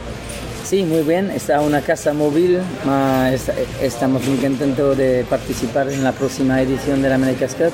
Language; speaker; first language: Spanish; non-native, learner; French